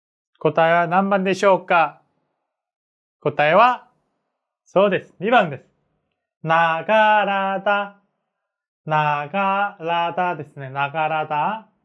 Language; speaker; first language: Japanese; non-native, fluent; Korean